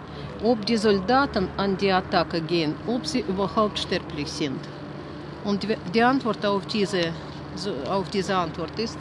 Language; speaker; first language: German; non-native, fluent; Russian